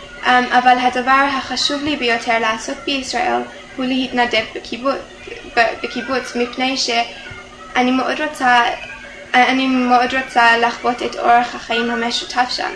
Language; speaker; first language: Hebrew; non-native, fluent; English